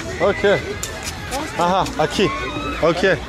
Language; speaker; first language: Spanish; non-native, learner; English